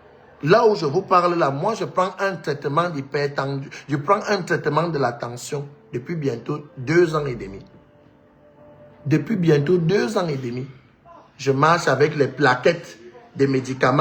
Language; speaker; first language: French; non-native, local second language; Lingala